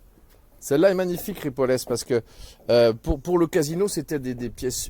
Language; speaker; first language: French; native; French